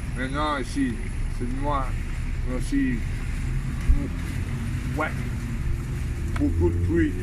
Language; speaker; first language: French; non-native, learner; English